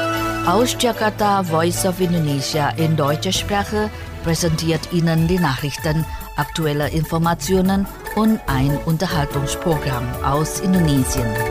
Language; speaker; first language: German; non-native, fluent; Indonesian